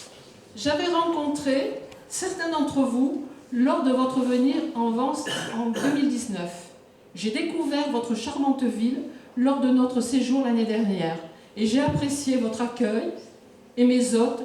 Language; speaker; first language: French; native; French